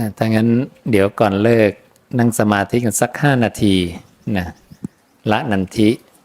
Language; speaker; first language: Thai; native; Thai